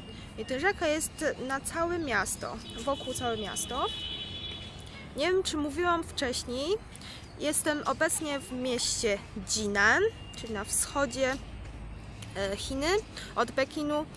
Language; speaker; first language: Polish; non-native, fluent; Chinese